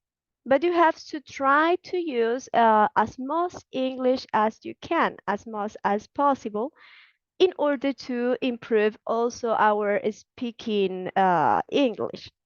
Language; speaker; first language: English; non-native, fluent; Spanish